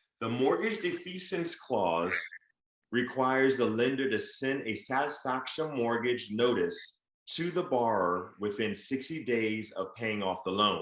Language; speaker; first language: English; native; English